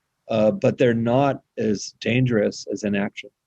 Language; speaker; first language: English; native; English